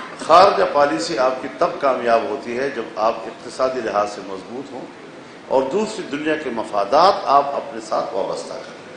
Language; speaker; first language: Urdu; non-native, local second language; Pashto